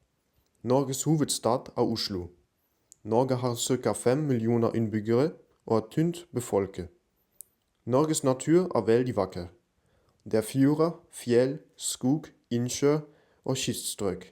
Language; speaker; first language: Norwegian; non-native, learner; German